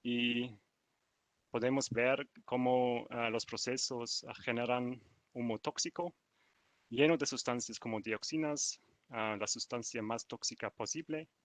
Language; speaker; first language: Spanish; non-native, learner; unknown